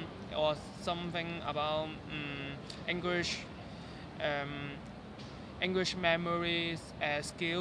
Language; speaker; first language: English; non-native, learner; Cantonese